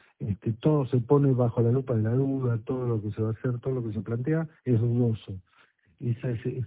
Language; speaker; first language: Spanish; native; Spanish